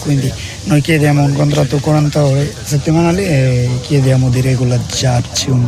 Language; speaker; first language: Italian; non-native, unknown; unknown